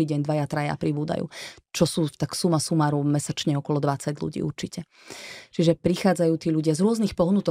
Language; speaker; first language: Slovak; native; Slovak